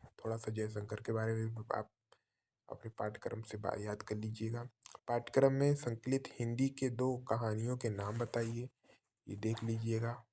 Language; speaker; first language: Hindi; native; Hindi